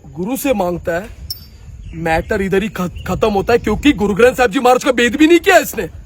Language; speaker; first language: Hindi; native; Hindi